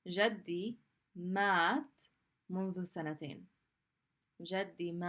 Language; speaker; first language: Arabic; non-native, fluent; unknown